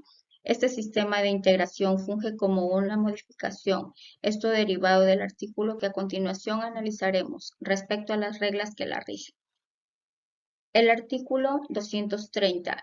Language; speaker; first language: Spanish; native; Spanish